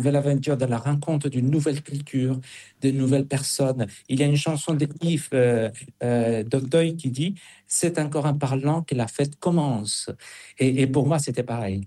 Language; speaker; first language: French; non-native, fluent; Spanish